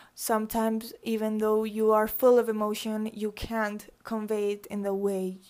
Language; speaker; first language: English; early bilingual, other home language; Spanish